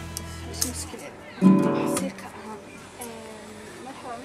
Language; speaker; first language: Arabic; native; Arabic